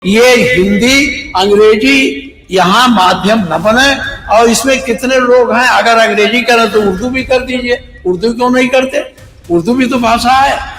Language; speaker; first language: Hindi; native; Hindi